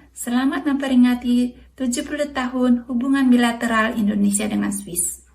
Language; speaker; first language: Indonesian; native; Indonesian